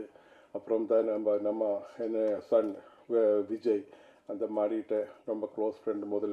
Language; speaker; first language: Tamil; non-native, learner; Malayalam